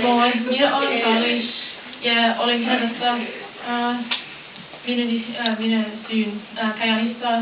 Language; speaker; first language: Finnish; non-native, learner; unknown